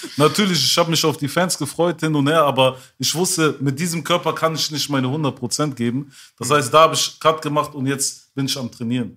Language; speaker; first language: German; early bilingual, other home language; French